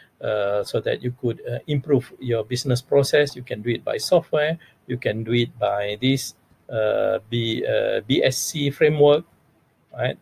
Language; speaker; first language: English; non-native, local second language; Malay